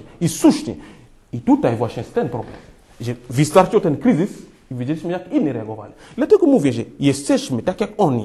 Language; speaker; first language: Polish; non-native, fluent; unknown